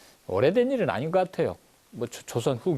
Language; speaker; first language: Korean; native; Korean